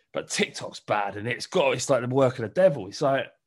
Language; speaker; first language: English; native; English